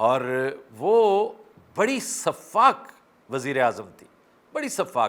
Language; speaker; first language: Urdu; native; Urdu